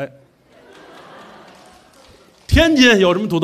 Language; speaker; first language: Chinese; native; Chinese